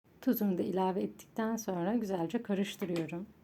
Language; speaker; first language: Turkish; native; Turkish